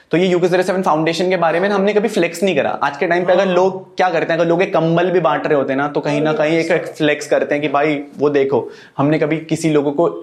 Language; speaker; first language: Hindi; native; Hindi